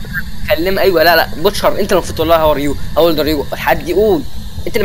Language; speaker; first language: Arabic; native; Arabic